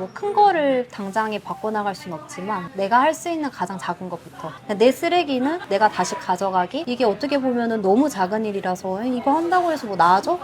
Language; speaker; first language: Korean; native; Korean